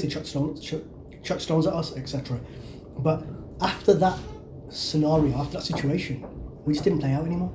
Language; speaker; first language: English; native; English